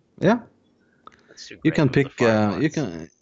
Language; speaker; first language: English; non-native, fluent; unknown